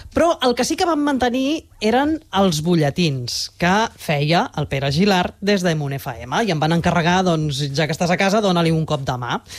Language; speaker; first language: Catalan; native; Catalan